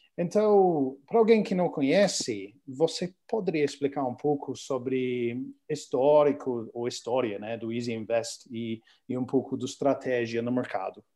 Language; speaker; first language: Portuguese; non-native, learner; English